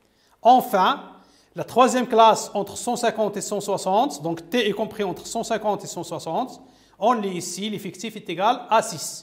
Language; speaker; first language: French; non-native, local second language; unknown